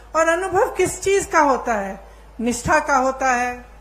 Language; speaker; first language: Hindi; native; Hindi